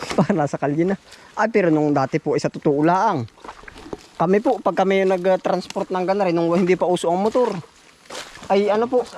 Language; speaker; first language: Filipino; native; Filipino